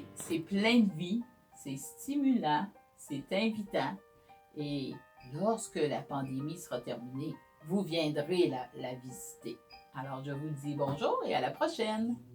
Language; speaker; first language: French; native; French